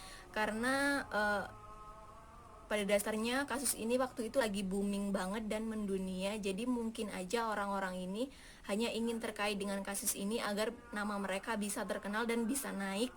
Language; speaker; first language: Indonesian; native; Indonesian